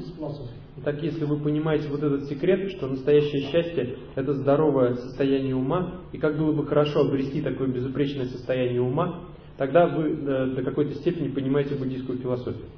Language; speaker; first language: Russian; native; Russian